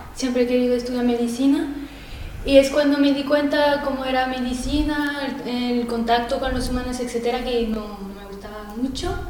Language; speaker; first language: Spanish; non-native, fluent; French